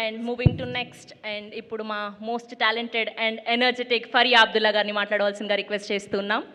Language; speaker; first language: Telugu; native; Telugu